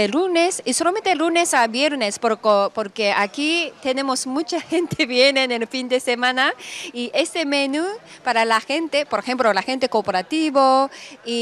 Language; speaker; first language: Spanish; non-native, fluent; Japanese